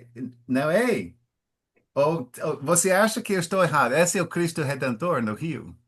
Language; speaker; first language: Portuguese; non-native, fluent; English